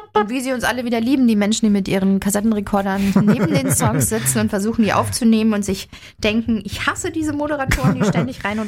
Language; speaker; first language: German; native; German